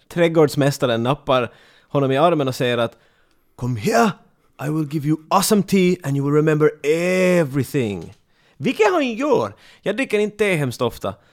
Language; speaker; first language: Swedish; native; Swedish